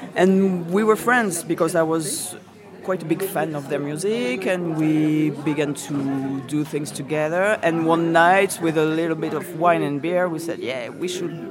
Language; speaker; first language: English; non-native, fluent; French